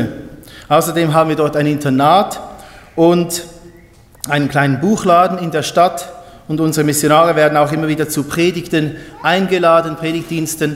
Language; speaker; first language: German; native; German